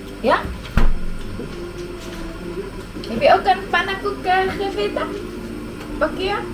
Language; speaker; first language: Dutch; non-native, learner; Cebuano